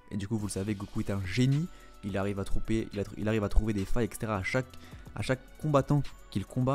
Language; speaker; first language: French; native; French